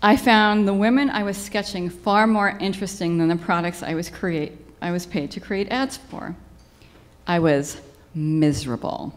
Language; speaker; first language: English; native; English